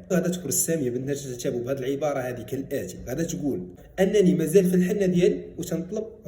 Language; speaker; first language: Arabic; native; Arabic